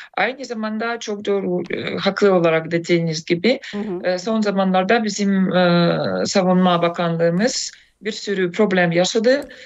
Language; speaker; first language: Turkish; non-native, fluent; Russian